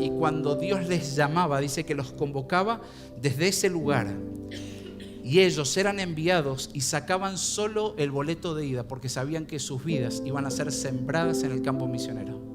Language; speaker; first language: Spanish; native; Spanish